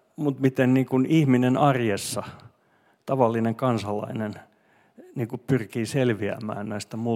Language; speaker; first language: Finnish; non-native, local second language; Swedish